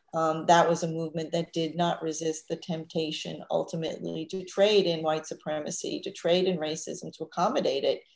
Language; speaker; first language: English; native; English